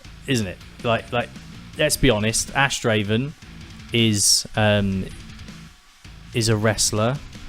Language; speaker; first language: English; native; English